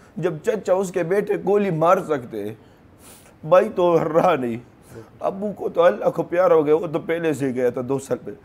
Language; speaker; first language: Urdu; non-native, local second language; Pashto